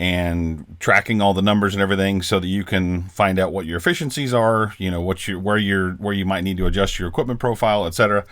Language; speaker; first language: English; native; English